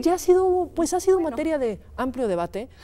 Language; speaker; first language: Spanish; native; Spanish